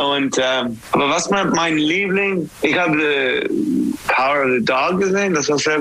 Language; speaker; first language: German; non-native, learner; English